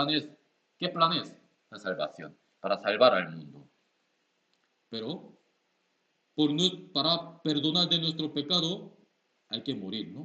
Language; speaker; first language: Spanish; non-native, learner; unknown